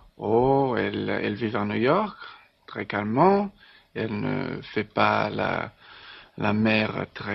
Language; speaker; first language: French; non-native, learner; English